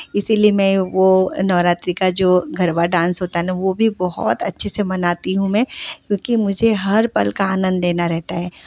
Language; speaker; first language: Hindi; non-native, local second language; Bangla